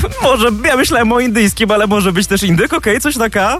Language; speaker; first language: Polish; native; Polish